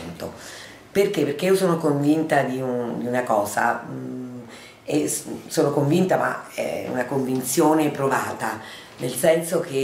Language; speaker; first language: Italian; native; Italian